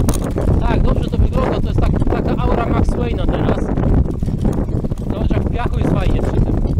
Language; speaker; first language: Polish; native; Polish